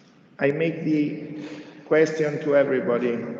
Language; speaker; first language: English; non-native, fluent; Italian